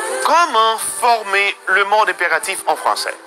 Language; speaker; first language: French; non-native, learner; Spanish